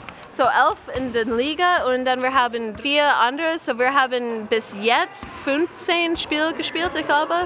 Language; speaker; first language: German; non-native, learner; English